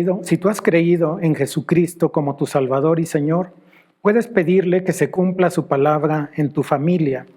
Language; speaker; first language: Spanish; native; Spanish